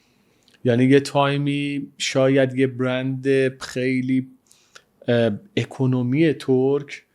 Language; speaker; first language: Persian; native; Persian